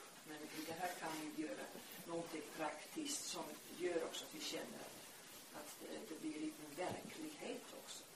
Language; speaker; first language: Swedish; non-native, fluent; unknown